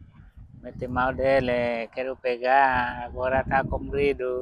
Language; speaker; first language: Portuguese; non-native, local second language; Vietnamese